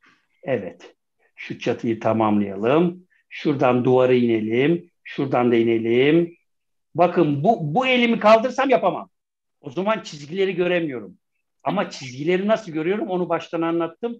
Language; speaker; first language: Turkish; native; Turkish